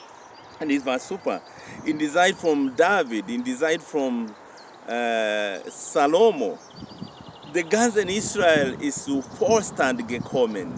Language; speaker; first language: German; non-native, learner; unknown